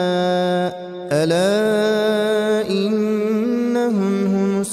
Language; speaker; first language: Arabic; native; Arabic